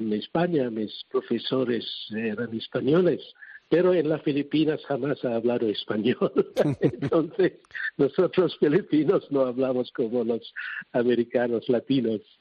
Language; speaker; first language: Spanish; non-native, fluent; Cebuano